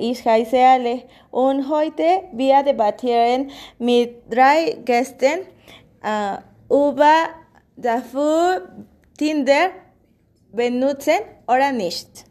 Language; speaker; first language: German; non-native, learner; Spanish